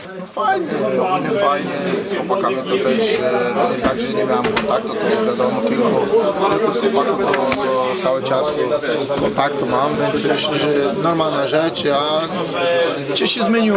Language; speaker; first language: Polish; non-native, fluent; Portuguese